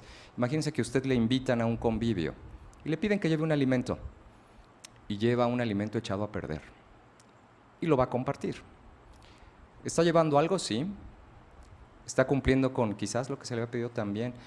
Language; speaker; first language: Spanish; native; Spanish